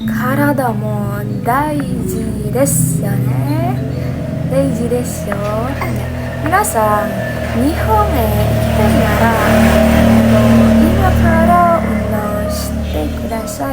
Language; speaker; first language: Japanese; non-native, learner; Indonesian